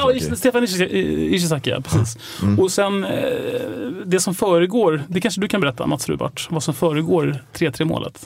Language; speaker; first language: Swedish; native; Swedish